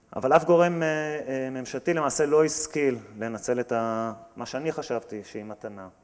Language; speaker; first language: Hebrew; native; Hebrew